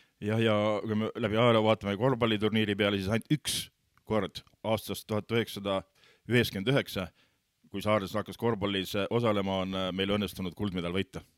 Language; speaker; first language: Estonian; native; Estonian